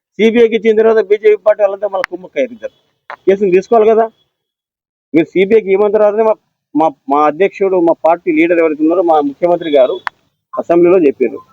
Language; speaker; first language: Telugu; native; Telugu